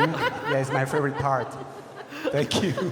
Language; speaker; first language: English; non-native, learner; Thai